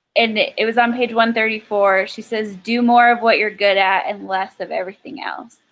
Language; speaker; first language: English; native; English